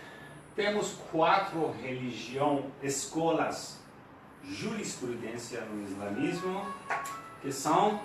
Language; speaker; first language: Portuguese; non-native, fluent; Persian